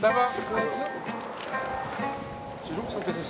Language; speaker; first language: French; native; French